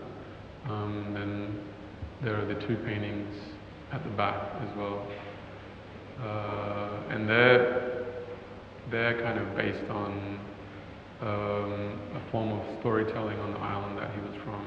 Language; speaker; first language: English; native; English